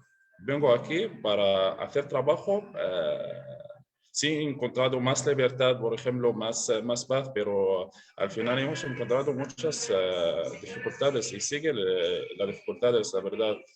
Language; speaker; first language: Spanish; non-native, learner; Arabic